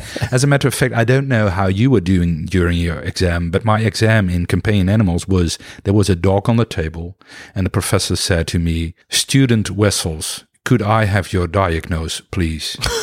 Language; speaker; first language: English; non-native, fluent; Dutch